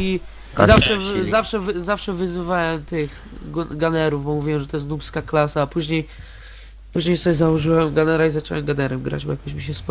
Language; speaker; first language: Polish; native; Polish